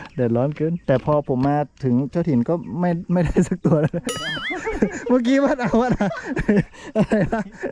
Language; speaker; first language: Thai; native; Thai